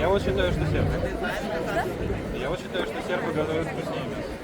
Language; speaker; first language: Russian; native; Russian